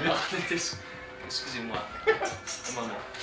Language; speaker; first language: French; non-native, learner; English